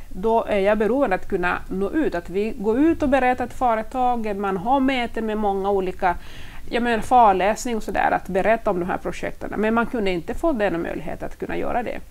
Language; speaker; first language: Swedish; non-native, fluent; Swahili